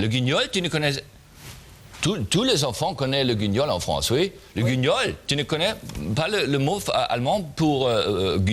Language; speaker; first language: French; non-native, learner; German